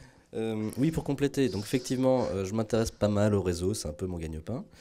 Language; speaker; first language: French; native; French